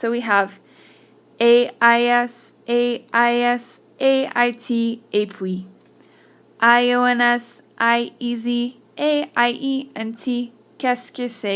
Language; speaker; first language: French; non-native, fluent; English